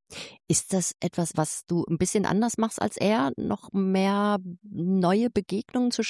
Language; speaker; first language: German; native; German